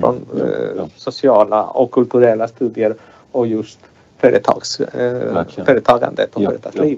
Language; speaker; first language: Swedish; non-native, fluent; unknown